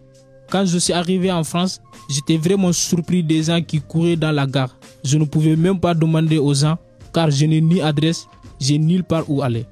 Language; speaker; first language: French; non-native, learner; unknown